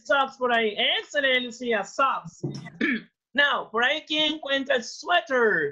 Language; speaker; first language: Spanish; native; Spanish